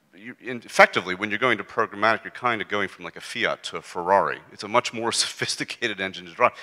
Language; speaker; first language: English; native; English